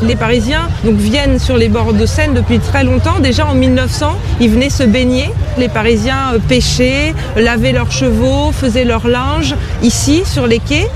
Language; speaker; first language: French; native; French